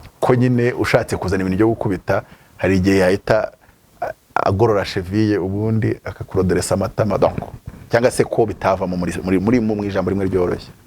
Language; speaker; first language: Kinyarwanda; native; Kinyarwanda